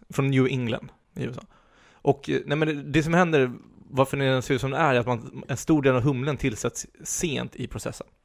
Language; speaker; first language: Swedish; native; Swedish